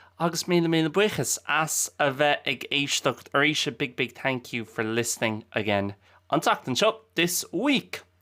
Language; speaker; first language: Irish; native; Irish